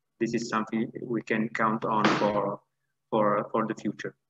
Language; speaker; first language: English; non-native, fluent; Italian